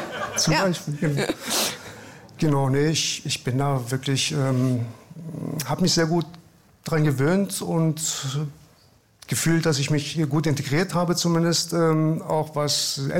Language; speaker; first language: German; early bilingual, other home language; Persian